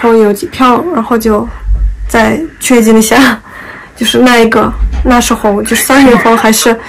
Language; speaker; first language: Chinese; non-native, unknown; Russian